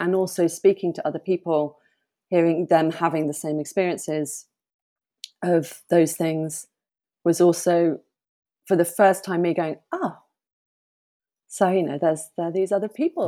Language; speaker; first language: English; native; English